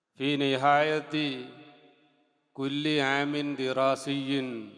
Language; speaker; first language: Arabic; non-native, fluent; Malayalam